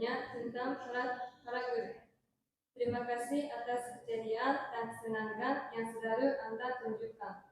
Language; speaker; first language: Indonesian; non-native, learner; Japanese